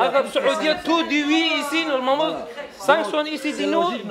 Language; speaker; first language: French; non-native, learner; Arabic